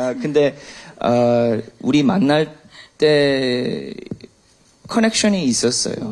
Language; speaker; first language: Korean; early bilingual, heritage; Korean